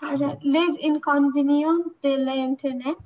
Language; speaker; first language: French; non-native, learner; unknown